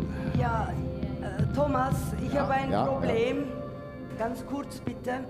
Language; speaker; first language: German; non-native, learner; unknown